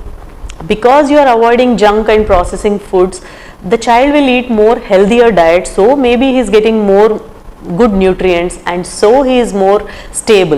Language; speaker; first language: English; non-native, local second language; Telugu